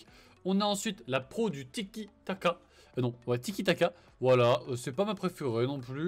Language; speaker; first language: French; native; French